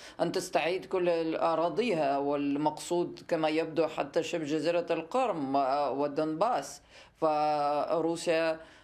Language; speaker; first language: Arabic; non-native, fluent; Russian